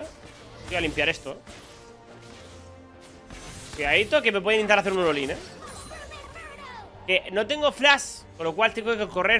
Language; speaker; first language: Spanish; native; Spanish